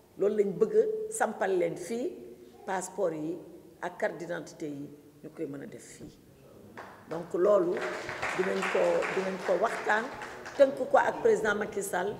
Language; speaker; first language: Wolof; non-native, local second language; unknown